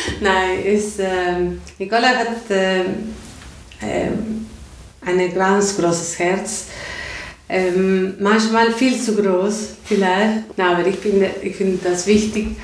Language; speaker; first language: German; non-native, learner; Spanish